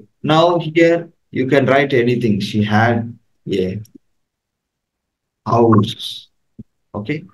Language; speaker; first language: English; non-native, local second language; Telugu